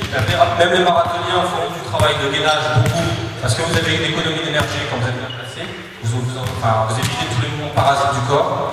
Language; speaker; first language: French; native; French